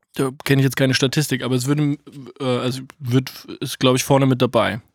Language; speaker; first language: German; native; German